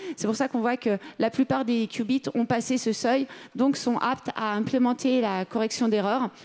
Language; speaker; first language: French; native; French